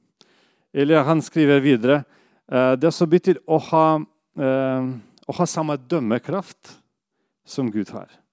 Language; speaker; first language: Norwegian; non-native, fluent; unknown